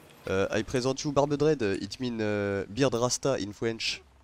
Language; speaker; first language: English; non-native, learner; French